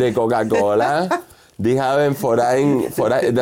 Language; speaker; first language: German; non-native, fluent; Spanish